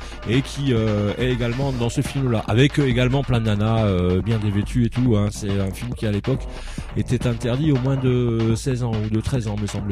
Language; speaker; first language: French; native; French